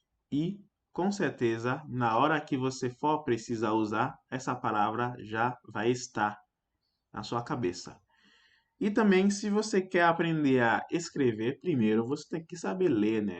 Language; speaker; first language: Portuguese; non-native, fluent; French